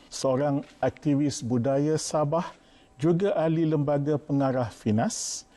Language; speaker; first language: Malay; native; Malay